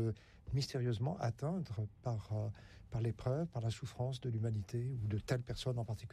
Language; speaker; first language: French; native; French